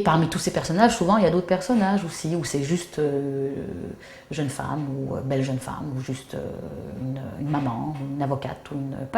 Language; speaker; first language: French; early bilingual, other home language; Arabic